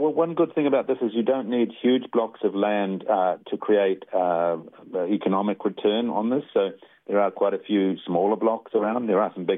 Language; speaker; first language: English; native; English